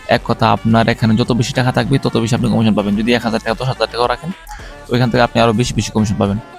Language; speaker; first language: Bangla; non-native, local second language; Chakma